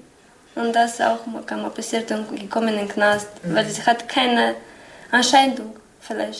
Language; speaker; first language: German; non-native, learner; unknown